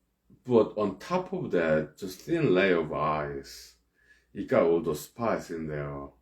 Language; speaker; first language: English; non-native, fluent; Korean